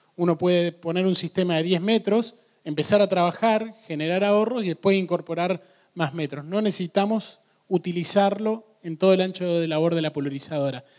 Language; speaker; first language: Spanish; native; Spanish